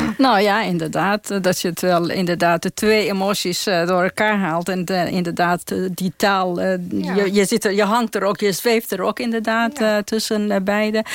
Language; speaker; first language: Dutch; non-native, fluent; Persian